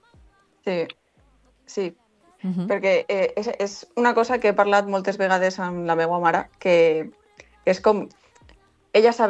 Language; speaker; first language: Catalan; non-native, local second language; Spanish